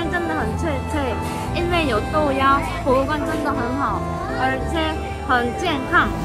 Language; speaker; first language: Chinese; non-native, learner; Korean